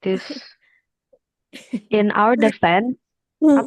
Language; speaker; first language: English; non-native, learner; Indonesian